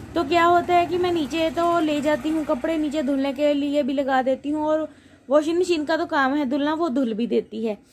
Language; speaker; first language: Hindi; non-native, local second language; Punjabi